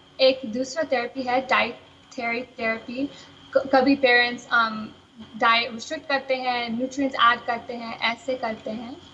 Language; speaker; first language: Hindi; early bilingual, heritage; Hindi